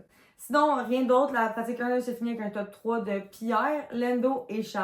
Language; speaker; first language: French; native; French